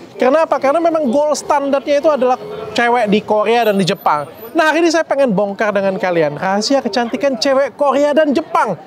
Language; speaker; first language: Indonesian; native; Indonesian